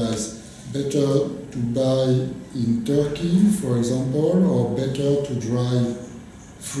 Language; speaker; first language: English; non-native, fluent; French